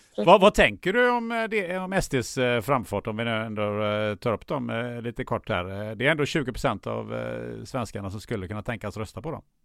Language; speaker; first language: Swedish; non-native, local second language; German